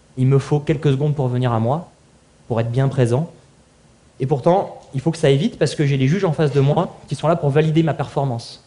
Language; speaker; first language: French; native; French